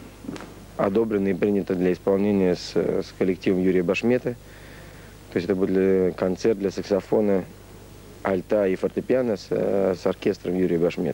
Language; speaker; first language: Russian; native; Russian